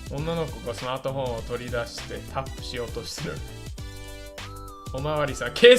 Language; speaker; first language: Japanese; non-native, fluent; English